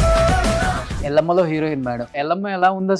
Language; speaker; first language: Telugu; native; Telugu